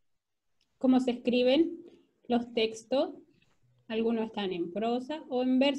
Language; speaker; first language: Spanish; native; Spanish